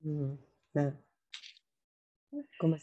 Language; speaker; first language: French; non-native, learner; Spanish